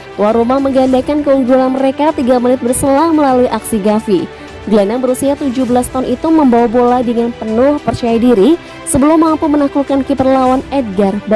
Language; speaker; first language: Indonesian; native; Indonesian